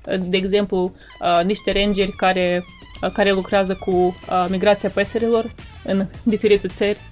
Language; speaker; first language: Romanian; non-native, local second language; Russian